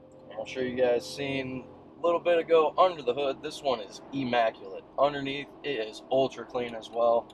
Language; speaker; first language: English; native; English